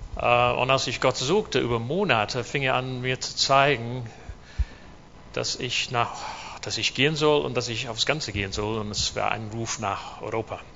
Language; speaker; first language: German; non-native, fluent; English